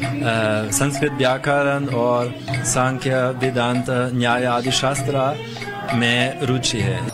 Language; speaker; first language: Hindi; non-native, learner; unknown